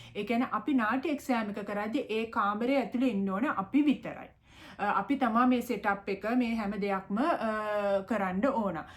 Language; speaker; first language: Sinhala; native; Sinhala